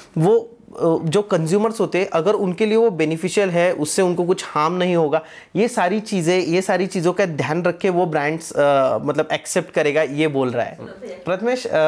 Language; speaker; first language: Hindi; non-native, local second language; Marathi